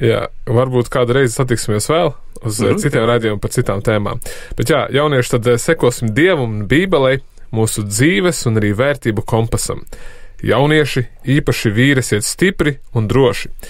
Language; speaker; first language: Latvian; native; Latvian